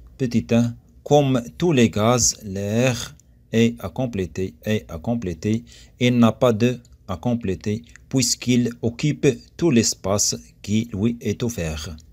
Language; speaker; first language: French; non-native, local second language; Arabic